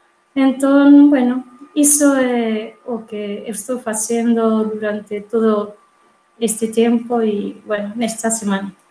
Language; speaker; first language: Portuguese; non-native, fluent; Spanish